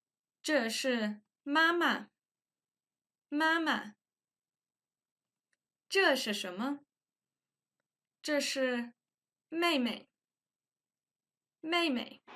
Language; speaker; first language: Chinese; non-native, fluent; English